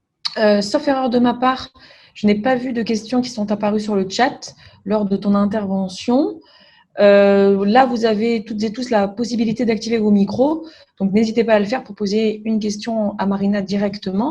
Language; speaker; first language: French; native; French